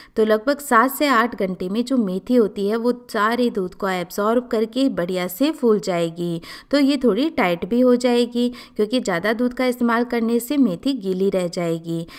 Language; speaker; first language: Hindi; native; Hindi